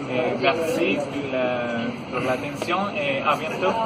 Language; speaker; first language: French; non-native, learner; Spanish